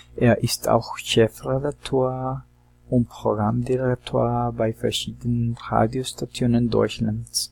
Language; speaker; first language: German; non-native, learner; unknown